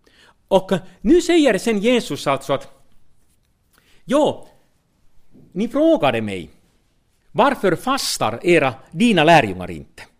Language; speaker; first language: Swedish; non-native, fluent; Finnish